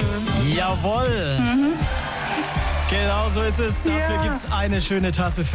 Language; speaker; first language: German; native; German